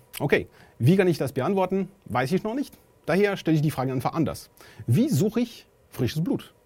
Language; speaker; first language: German; non-native, fluent; French